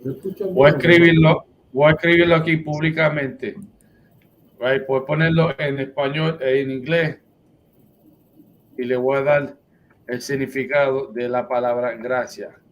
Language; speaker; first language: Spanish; early bilingual, heritage; Spanish